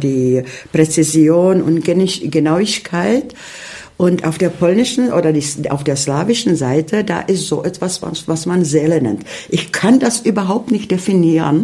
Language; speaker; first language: German; early bilingual, heritage; Czech